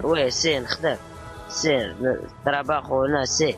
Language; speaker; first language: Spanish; non-native, learner; Arabic